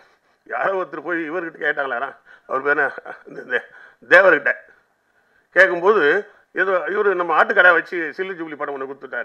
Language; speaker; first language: Tamil; native; Tamil